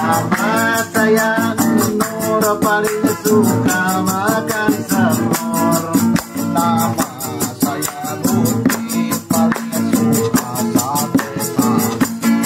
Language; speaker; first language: Indonesian; non-native, local second language; Sundanese